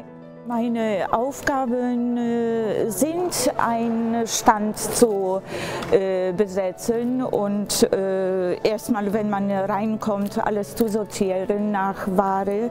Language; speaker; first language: German; non-native, fluent; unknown